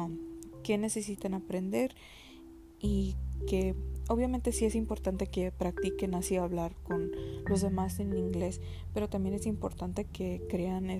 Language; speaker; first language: Spanish; early bilingual, heritage; Spanish